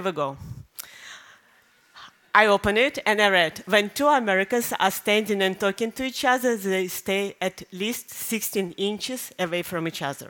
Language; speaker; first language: English; non-native, fluent; Russian